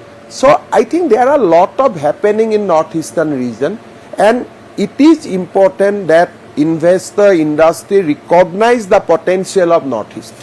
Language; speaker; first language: English; non-native, local second language; Assamese